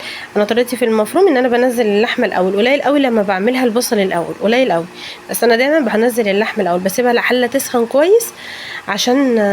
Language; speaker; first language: Arabic; native; Arabic